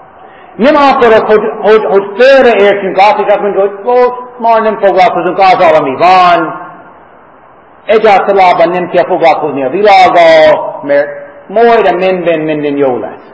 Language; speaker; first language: Hungarian; non-native, fluent; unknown